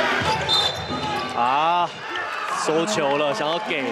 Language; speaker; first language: Chinese; native; Chinese